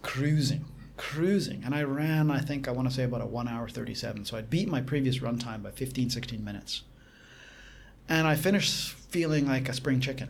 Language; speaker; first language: English; native; English